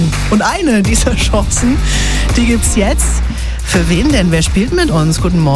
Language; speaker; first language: German; native; German